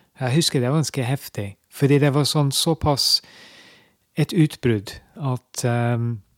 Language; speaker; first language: Norwegian; non-native, fluent; English